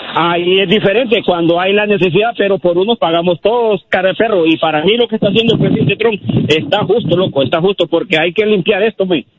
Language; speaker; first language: Spanish; native; Spanish